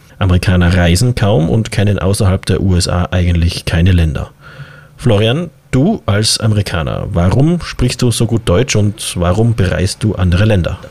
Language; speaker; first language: German; native; German